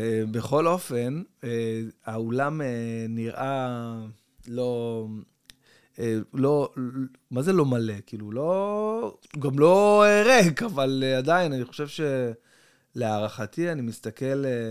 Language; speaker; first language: Hebrew; native; Hebrew